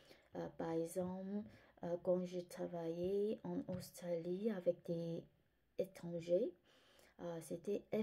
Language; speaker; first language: French; non-native, fluent; Korean